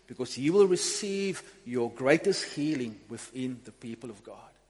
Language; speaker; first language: English; non-native, local second language; Afrikaans